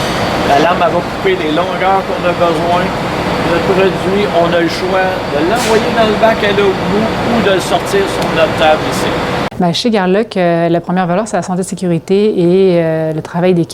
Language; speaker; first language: French; native; French